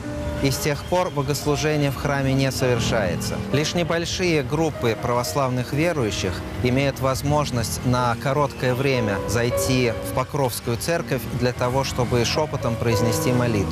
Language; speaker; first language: Russian; native; Russian